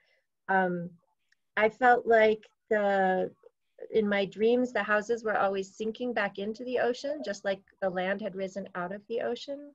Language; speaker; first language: English; native; English